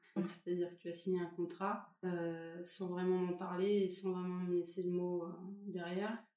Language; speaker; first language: French; native; French